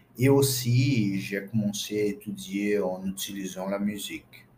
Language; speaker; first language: French; non-native, fluent; Portuguese